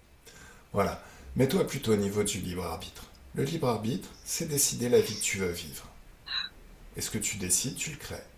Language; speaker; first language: French; native; French